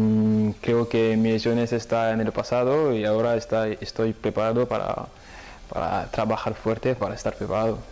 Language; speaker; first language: Spanish; non-native, fluent; French